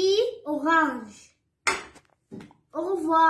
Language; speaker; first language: French; non-native, learner; Arabic